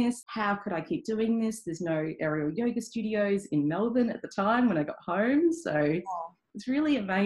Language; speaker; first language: English; native; English